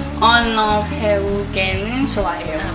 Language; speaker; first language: Korean; non-native, learner; Thai